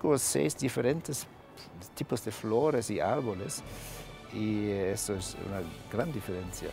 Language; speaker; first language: Spanish; non-native, fluent; German